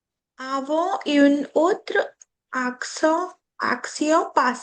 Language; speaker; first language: French; non-native, learner; Hindi